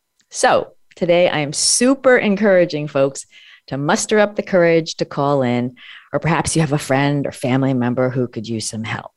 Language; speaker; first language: English; native; English